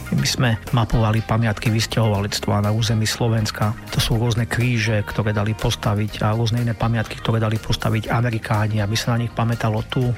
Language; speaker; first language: Slovak; native; Slovak